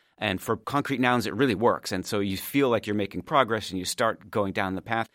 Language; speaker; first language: English; native; English